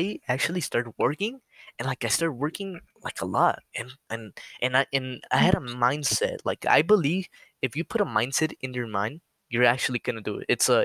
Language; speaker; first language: English; native; English